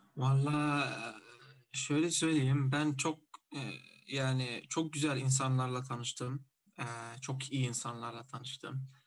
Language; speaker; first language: Turkish; non-native, fluent; Arabic